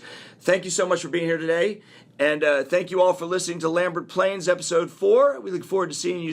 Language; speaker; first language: English; native; English